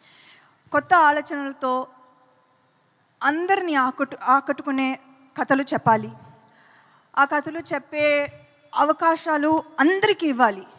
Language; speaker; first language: Telugu; non-native, fluent; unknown